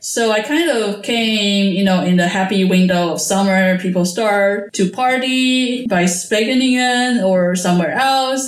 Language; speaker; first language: English; non-native, fluent; Chinese